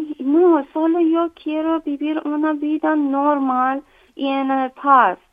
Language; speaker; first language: Spanish; non-native, learner; Persian